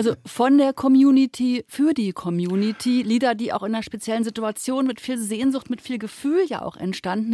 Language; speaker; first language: German; native; German